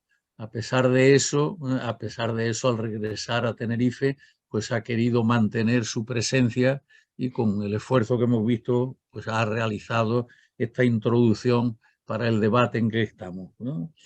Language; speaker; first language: Spanish; native; Spanish